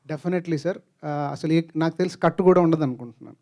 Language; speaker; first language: Telugu; native; Telugu